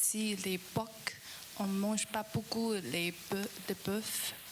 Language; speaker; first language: French; non-native, learner; Chinese